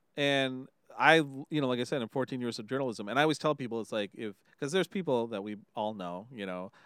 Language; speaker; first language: English; early bilingual, other home language; Hindi